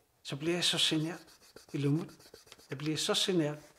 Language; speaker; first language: Danish; non-native, local second language; Kalaallisut